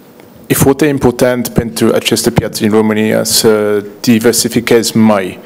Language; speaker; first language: Romanian; non-native, learner; English